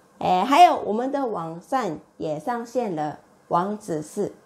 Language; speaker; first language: Chinese; non-native, fluent; Japanese